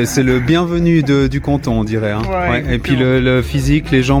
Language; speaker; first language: French; native; French